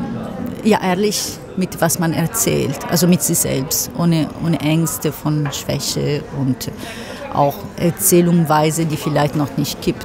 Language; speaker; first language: German; non-native, fluent; Italian